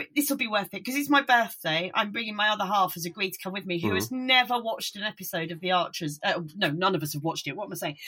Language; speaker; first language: English; native; English